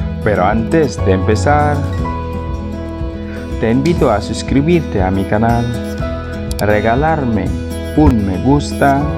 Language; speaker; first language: Spanish; non-native, fluent; Wolof